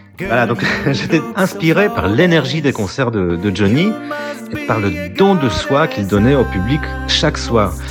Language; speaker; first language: French; non-native, fluent; Polish